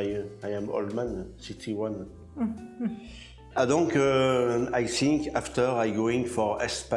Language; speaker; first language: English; non-native, learner; French